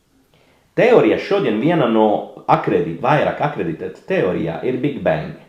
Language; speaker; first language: Latvian; non-native, learner; Italian